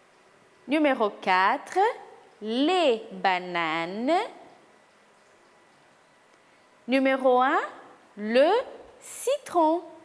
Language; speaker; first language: French; non-native, fluent; Portuguese